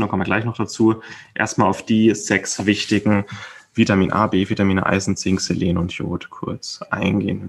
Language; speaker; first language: German; native; German